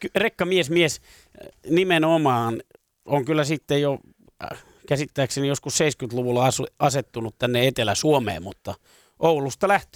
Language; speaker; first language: Finnish; native; Finnish